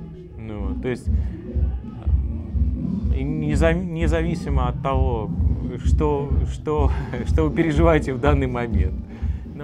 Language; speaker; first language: Russian; native; Russian